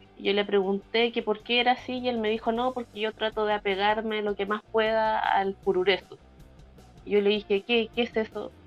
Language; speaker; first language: Spanish; native; Spanish